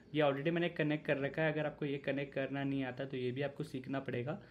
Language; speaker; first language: Hindi; non-native, local second language; Marathi